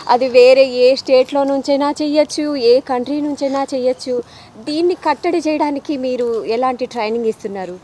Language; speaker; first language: Telugu; native; Telugu